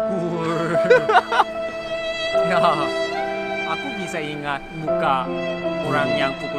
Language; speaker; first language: Indonesian; non-native, learner; Korean